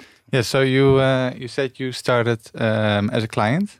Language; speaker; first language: English; non-native, fluent; Dutch